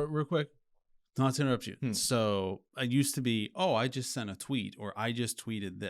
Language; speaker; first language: English; native; English